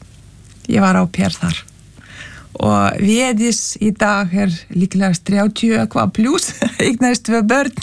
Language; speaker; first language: Icelandic; non-native, fluent; Lithuanian